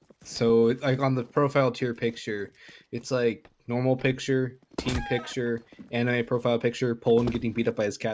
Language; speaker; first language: English; native; English